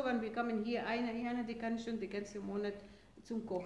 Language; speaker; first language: German; non-native, fluent; Arabic